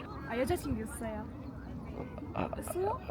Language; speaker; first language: Korean; non-native, learner; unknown